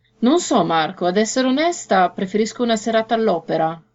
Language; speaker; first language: Italian; native; Italian